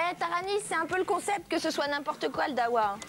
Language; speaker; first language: French; native; French